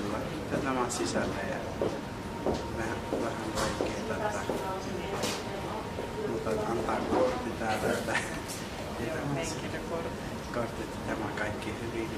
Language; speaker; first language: Finnish; non-native, learner; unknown